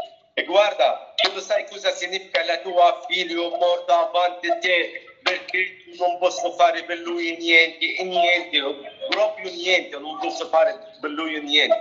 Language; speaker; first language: Italian; non-native, learner; Arabic